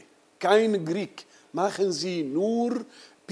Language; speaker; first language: German; non-native, learner; Arabic